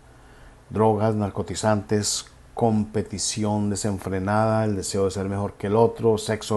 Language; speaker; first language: Spanish; native; Spanish